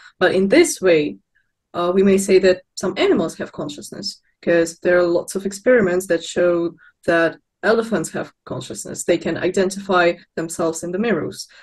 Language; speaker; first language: English; non-native, fluent; Russian